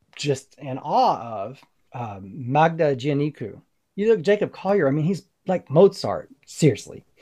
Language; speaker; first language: English; native; English